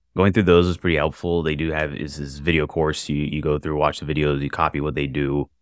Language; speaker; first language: English; native; English